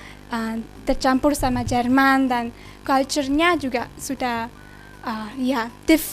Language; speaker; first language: Indonesian; early bilingual, heritage; German